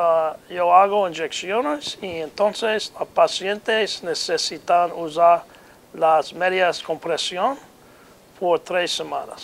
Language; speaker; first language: Spanish; non-native, learner; English